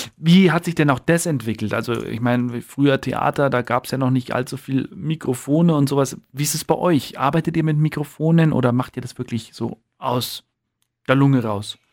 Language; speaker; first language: German; native; German